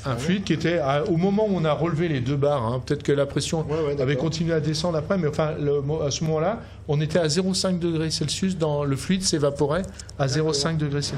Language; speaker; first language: French; native; French